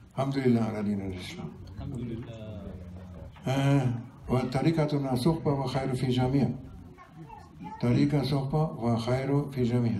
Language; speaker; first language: Arabic; non-native, learner; German